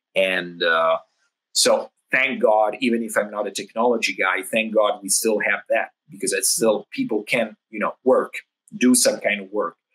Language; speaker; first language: English; non-native, fluent; Italian